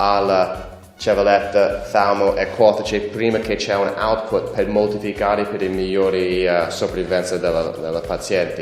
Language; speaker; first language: Italian; non-native, fluent; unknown